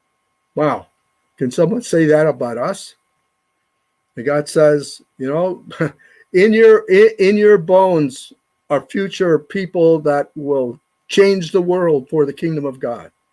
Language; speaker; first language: English; native; English